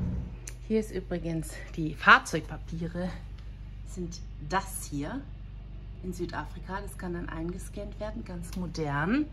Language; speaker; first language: German; native; German